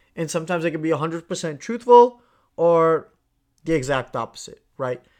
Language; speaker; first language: English; non-native, local second language; Tamil